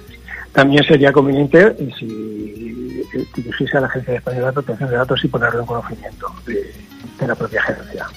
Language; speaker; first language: Spanish; native; Spanish